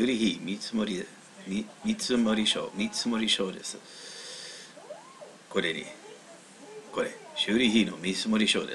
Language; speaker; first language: Japanese; non-native, learner; English